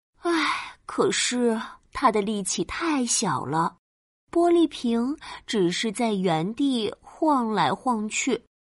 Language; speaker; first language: Chinese; native; Chinese